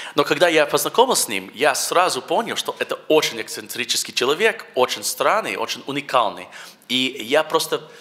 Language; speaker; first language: Russian; non-native, learner; English